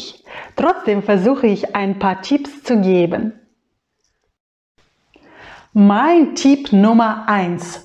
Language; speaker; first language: German; non-native, fluent; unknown